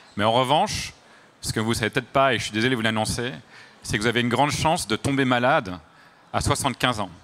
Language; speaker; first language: French; native; French